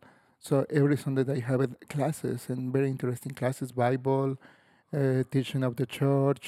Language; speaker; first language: English; non-native, learner; Spanish